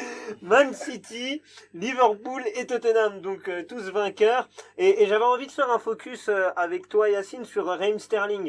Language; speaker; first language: French; native; French